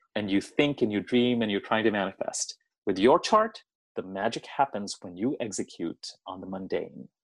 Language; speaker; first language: English; non-native, local second language; Hindi